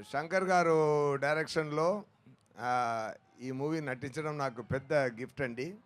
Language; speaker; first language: Telugu; non-native, fluent; Tamil